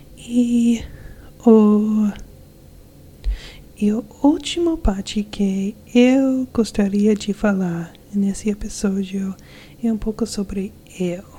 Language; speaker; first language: Portuguese; non-native, learner; English